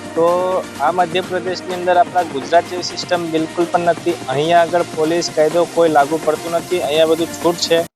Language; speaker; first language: Gujarati; native; Gujarati